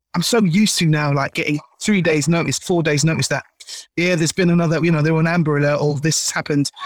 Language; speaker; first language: English; native; English